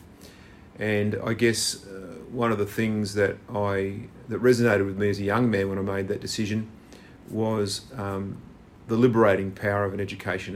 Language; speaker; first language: English; native; English